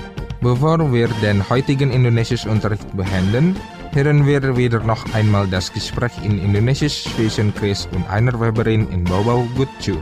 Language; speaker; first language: German; non-native, fluent; Indonesian